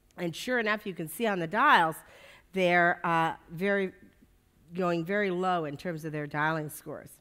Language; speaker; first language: English; native; English